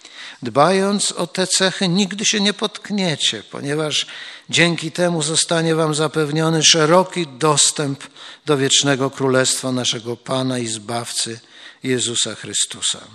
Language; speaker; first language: Polish; native; Polish